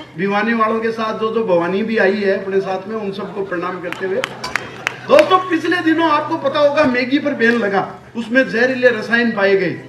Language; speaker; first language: Hindi; non-native, local second language; Marwari